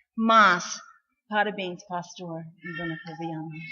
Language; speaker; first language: Portuguese; non-native, fluent; English